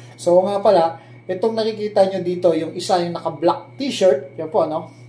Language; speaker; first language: Filipino; native; Filipino